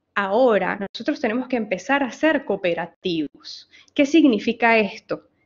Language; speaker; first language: Spanish; native; Spanish